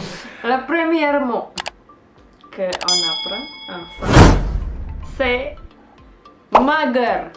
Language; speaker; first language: French; non-native, learner; Indonesian